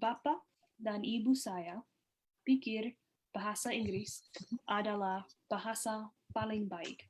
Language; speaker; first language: Indonesian; non-native, learner; English